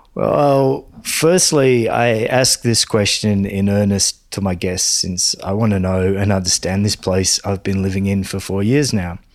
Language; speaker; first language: English; native; English